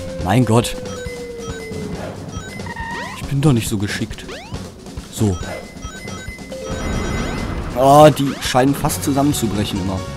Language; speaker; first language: German; native; German